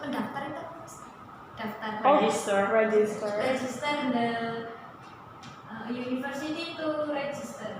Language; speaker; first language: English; non-native, learner; Indonesian